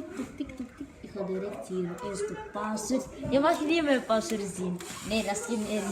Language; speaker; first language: Dutch; non-native, learner; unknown